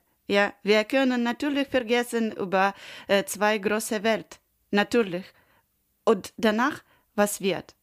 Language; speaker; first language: German; non-native, learner; Ukrainian